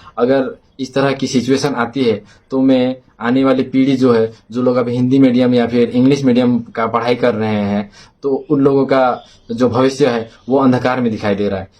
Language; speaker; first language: Hindi; non-native, local second language; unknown